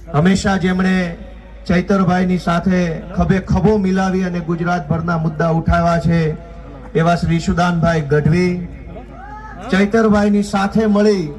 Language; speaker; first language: Gujarati; native; Gujarati